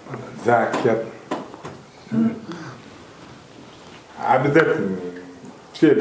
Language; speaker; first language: Russian; non-native, learner; Kyrgyz